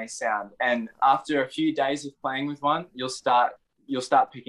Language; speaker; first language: English; native; English